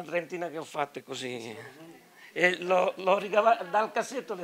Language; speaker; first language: Italian; native; Italian